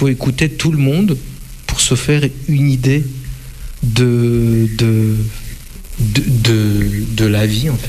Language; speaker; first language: French; non-native, fluent; Russian